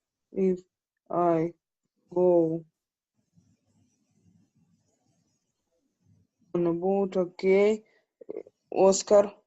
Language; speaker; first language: English; non-native, fluent; Ukrainian